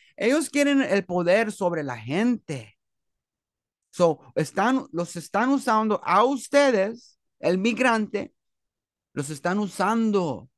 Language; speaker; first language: Spanish; early bilingual, heritage; Spanish